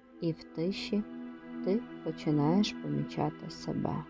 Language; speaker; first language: Ukrainian; native; Ukrainian